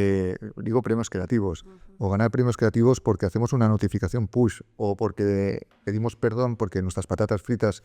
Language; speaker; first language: Spanish; native; Spanish